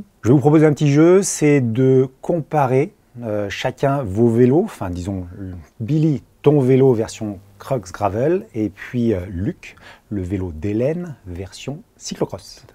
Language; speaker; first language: French; native; French